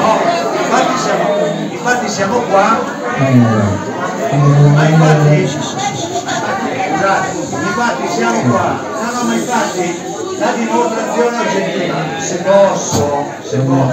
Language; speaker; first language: Italian; native; Italian